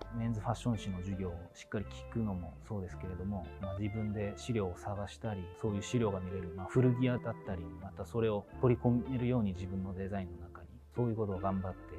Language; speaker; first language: Japanese; non-native, fluent; Korean